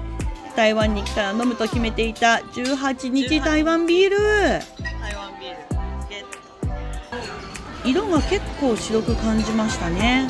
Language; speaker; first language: Japanese; native; Japanese